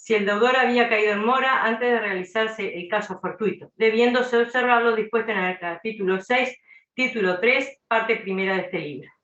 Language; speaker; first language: Spanish; native; Spanish